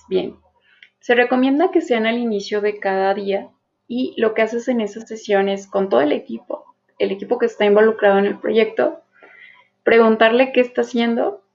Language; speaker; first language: Spanish; native; Spanish